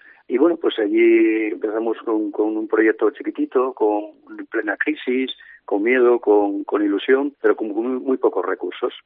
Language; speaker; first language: Spanish; native; Spanish